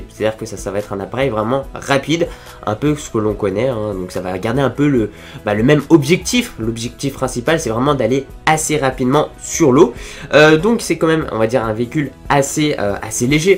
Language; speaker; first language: French; native; French